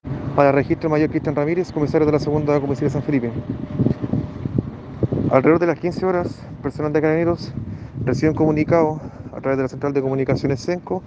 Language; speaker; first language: Spanish; native; Spanish